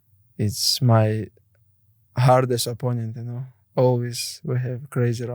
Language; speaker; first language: English; non-native, learner; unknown